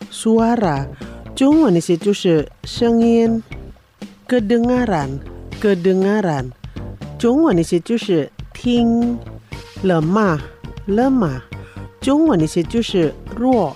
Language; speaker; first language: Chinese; non-native, learner; Indonesian